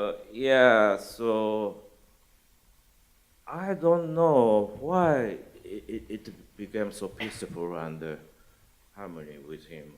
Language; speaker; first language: English; non-native, learner; Japanese